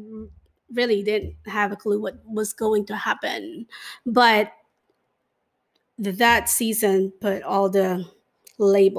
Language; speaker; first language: English; non-native, local second language; Filipino